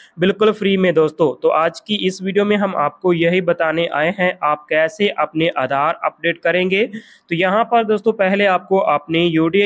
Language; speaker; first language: Hindi; non-native, local second language; Punjabi